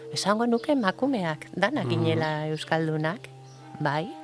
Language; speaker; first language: Basque; non-native, local second language; Spanish